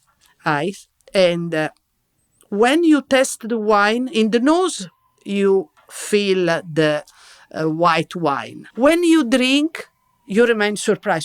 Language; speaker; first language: English; non-native, learner; Italian